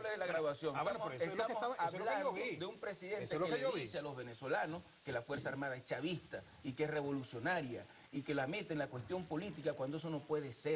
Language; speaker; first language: Spanish; native; Spanish